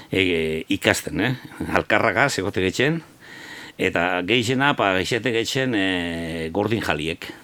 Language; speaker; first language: Basque; native; Basque